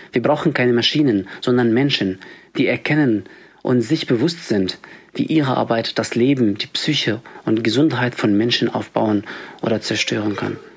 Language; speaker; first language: German; non-native, fluent; Arabic